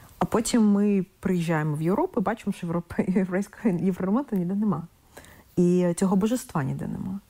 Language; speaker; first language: Ukrainian; non-native, local second language; Russian